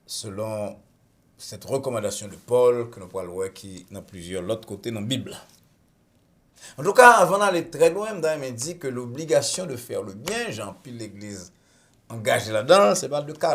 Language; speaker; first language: French; non-native, local second language; Haitian Creole